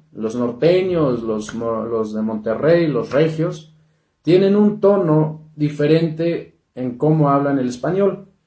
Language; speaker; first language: Spanish; non-native, local second language; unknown